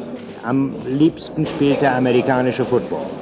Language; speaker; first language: German; non-native, fluent; English